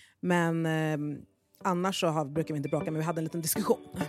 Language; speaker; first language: Swedish; native; Swedish